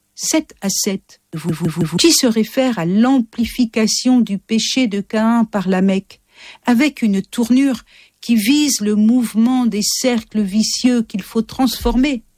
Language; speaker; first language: French; native; French